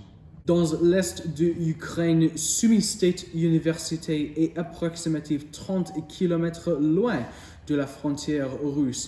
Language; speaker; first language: French; non-native, learner; English